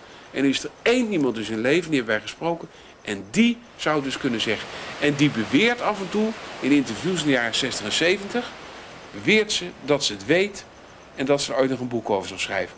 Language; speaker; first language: Dutch; native; Dutch